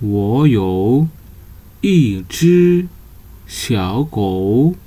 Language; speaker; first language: Chinese; non-native, fluent; Nepali